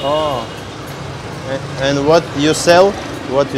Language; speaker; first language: English; non-native, learner; Russian